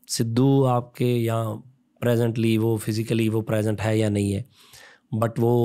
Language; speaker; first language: Hindi; non-native, local second language; Punjabi